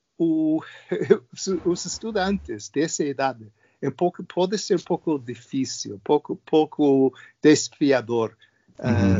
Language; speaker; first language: Portuguese; non-native, learner; English